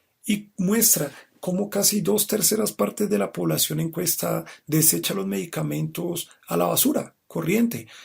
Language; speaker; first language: Spanish; native; Spanish